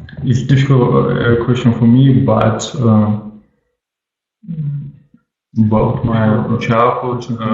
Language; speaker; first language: English; non-native, learner; Russian